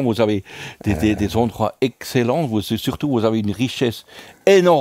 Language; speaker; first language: French; non-native, fluent; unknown